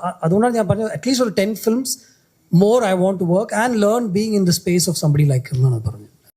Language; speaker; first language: English; non-native, local second language; Malayalam